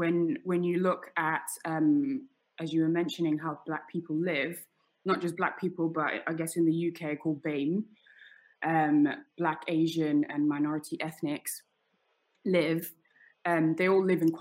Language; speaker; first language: English; native; English